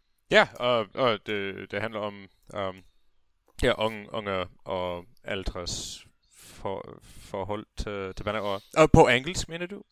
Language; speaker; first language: Danish; non-native, learner; English